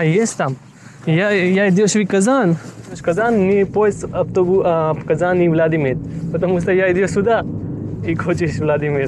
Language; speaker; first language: Russian; non-native, learner; Hindi